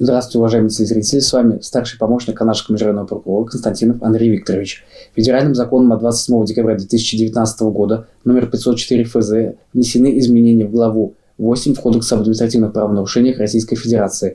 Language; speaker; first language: Russian; native; Russian